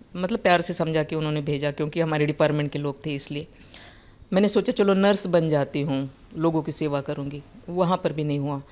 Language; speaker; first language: Hindi; non-native, local second language; Marathi